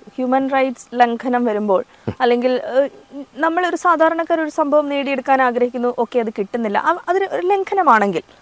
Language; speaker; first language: Malayalam; native; Malayalam